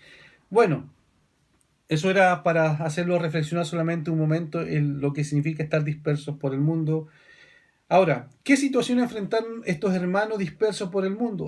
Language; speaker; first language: Spanish; native; Spanish